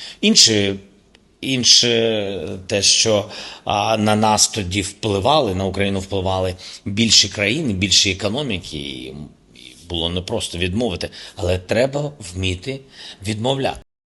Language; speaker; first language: Ukrainian; non-native, local second language; Russian